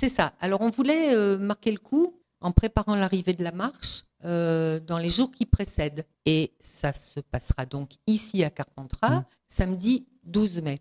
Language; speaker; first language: French; native; French